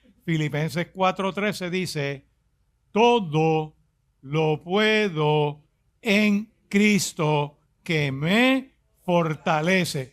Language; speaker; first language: Spanish; native; Spanish